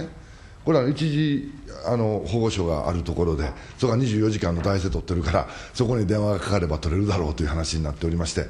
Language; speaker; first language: Japanese; native; Japanese